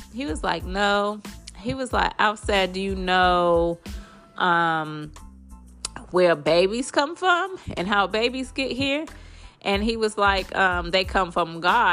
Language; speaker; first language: English; native; English